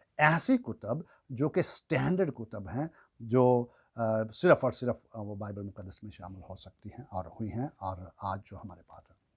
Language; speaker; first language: Urdu; non-native, local second language; Punjabi